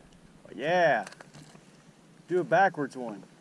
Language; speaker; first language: English; native; English